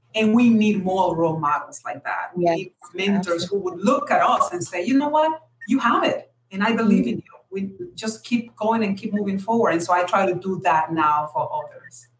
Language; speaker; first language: English; non-native, fluent; Spanish